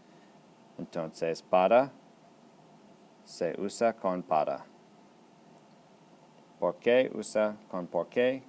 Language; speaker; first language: Spanish; non-native, fluent; English